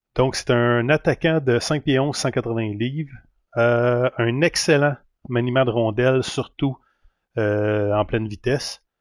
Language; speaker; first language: French; native; French